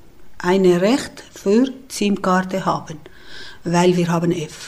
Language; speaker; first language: German; non-native, learner; Kurdish